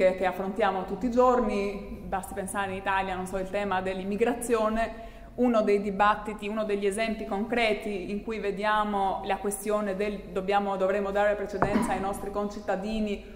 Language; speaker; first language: Italian; non-native, fluent; Albanian